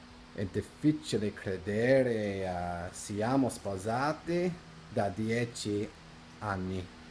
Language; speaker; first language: Italian; non-native, learner; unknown